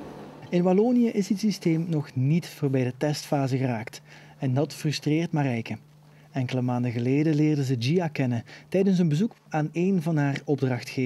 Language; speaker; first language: Dutch; native; Dutch